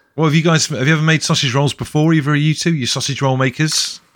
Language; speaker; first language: English; native; English